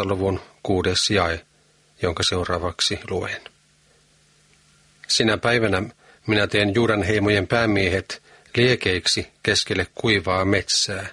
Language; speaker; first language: Finnish; native; Finnish